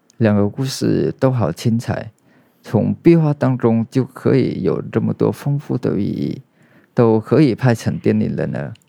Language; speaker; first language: Chinese; non-native, fluent; Vietnamese